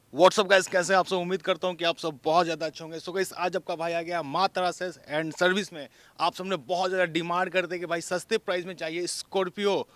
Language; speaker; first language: Hindi; native; Hindi